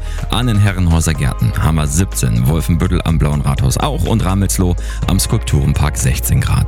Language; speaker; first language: German; native; German